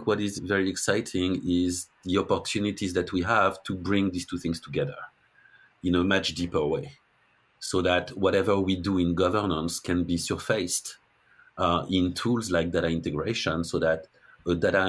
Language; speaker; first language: English; non-native, fluent; French